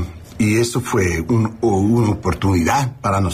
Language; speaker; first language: Spanish; non-native, learner; English